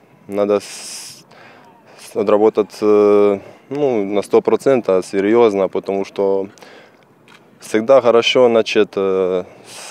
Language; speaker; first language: Russian; non-native, learner; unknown